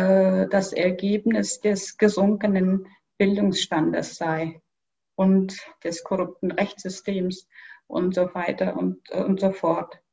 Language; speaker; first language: German; non-native, fluent; Kyrgyz